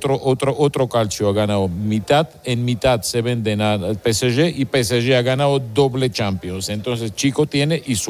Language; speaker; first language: Spanish; non-native, learner; Georgian